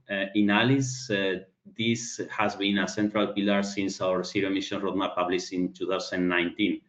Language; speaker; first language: English; non-native, fluent; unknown